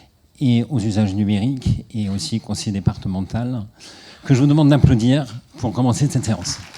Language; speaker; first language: French; native; French